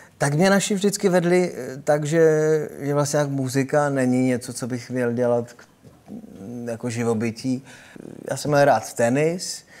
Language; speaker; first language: Czech; native; Czech